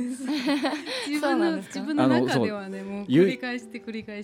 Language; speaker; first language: Japanese; non-native, fluent; Chinese